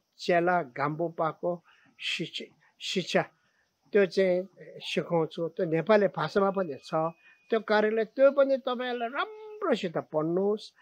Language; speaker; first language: Nepali; non-native, local second language; Tibetan